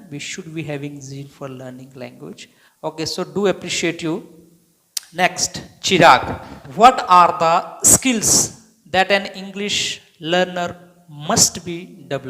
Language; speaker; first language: English; non-native, local second language; Hindi